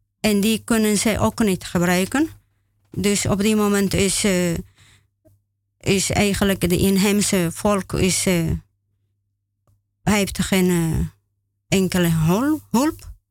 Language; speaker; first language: Dutch; non-native, learner; Spanish